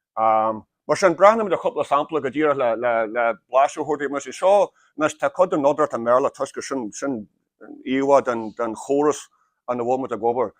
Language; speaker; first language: Irish; native; Irish